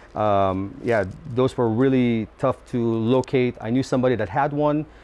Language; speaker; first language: English; non-native, local second language; Filipino